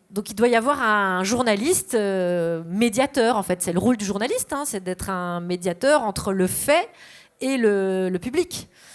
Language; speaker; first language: French; native; French